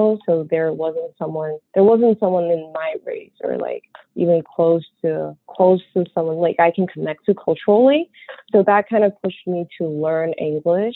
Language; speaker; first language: English; early bilingual, other home language; Chinese